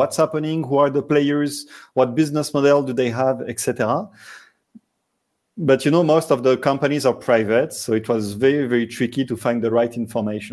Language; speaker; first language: English; non-native, fluent; French